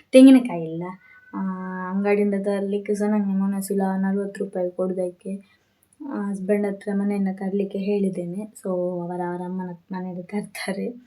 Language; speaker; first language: Kannada; non-native, local second language; Tulu